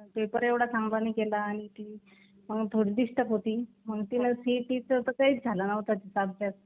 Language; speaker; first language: Marathi; native; Marathi